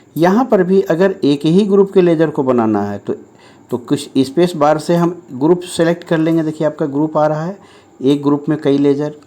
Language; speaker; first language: Hindi; native; Hindi